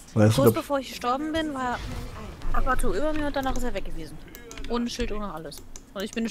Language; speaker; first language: German; native; German